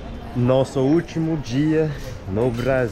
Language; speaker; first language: Portuguese; non-native, learner; English